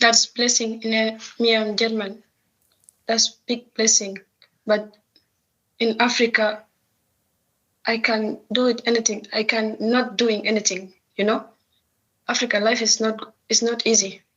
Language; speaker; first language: English; non-native, local second language; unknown